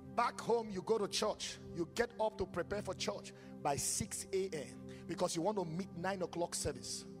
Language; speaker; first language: English; non-native, local second language; Yoruba